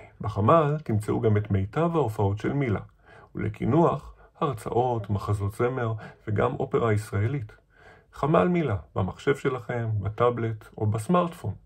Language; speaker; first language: Hebrew; native; Hebrew